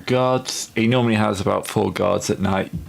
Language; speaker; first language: English; native; English